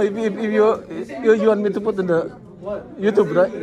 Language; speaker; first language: English; non-native, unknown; Indonesian